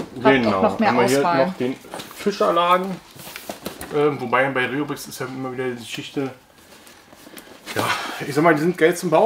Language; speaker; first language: German; native; German